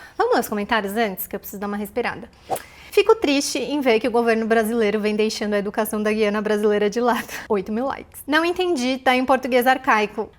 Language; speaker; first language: Portuguese; native; Portuguese